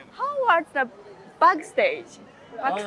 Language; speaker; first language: English; non-native, learner; Japanese